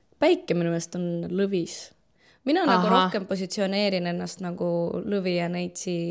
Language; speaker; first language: Estonian; non-native, local second language; Russian